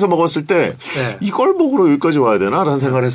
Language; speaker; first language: Korean; native; Korean